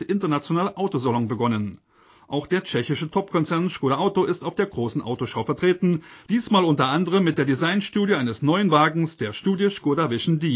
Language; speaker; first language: German; native; German